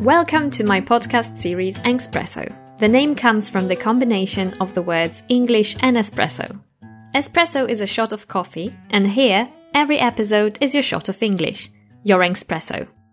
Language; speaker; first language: English; non-native, fluent; Polish